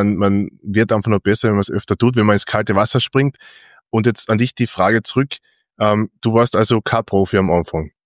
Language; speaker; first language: German; native; German